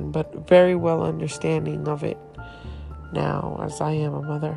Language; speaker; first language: English; early bilingual, other home language; Haitian Creole